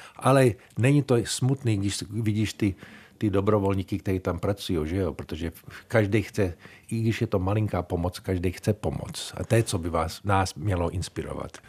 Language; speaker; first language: Czech; early bilingual, heritage; Czech